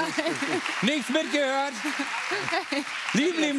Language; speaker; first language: German; native; German